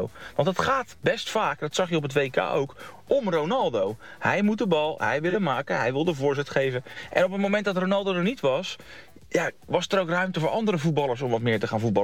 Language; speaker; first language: Dutch; native; Dutch